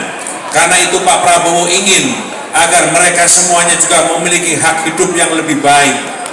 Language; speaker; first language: Indonesian; native; Indonesian